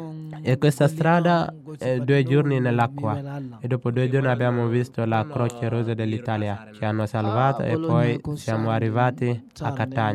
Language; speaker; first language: Italian; non-native, fluent; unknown